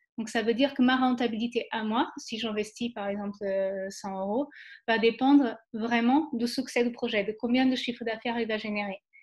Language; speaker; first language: French; non-native, fluent; Portuguese